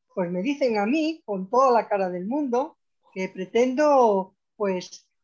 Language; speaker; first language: Spanish; native; Spanish